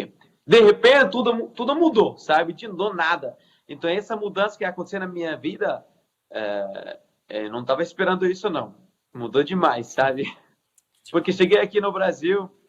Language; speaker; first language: Portuguese; non-native, fluent; Arabic